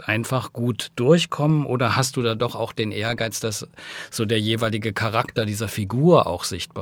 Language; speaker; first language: German; native; German